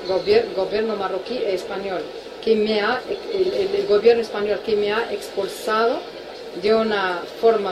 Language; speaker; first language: Spanish; non-native, fluent; Arabic